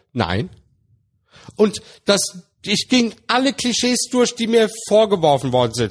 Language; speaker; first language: German; early bilingual, other home language; Turkish